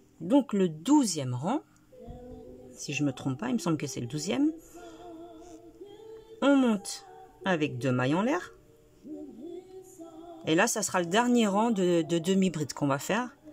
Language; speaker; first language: French; native; French